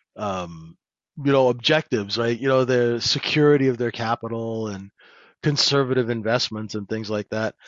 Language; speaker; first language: English; native; English